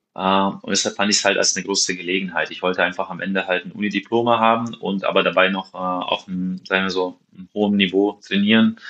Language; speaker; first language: German; non-native, fluent; Slovenian